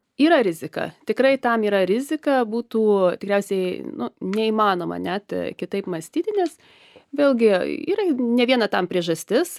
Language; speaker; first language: Lithuanian; early bilingual, heritage; Lithuanian